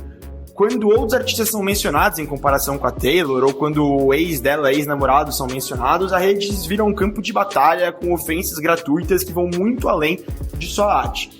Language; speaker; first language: Portuguese; native; Portuguese